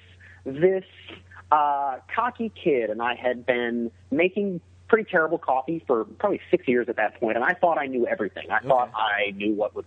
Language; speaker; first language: English; native; English